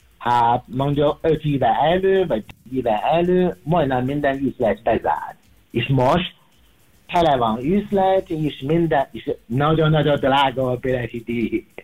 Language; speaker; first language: Hungarian; non-native, learner; Chinese